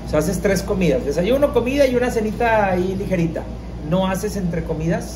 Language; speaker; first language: Spanish; native; Spanish